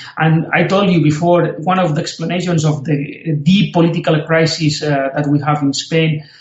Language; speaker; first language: English; non-native, fluent; Spanish